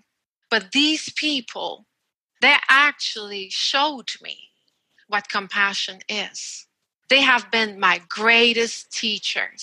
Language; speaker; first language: English; non-native, fluent; French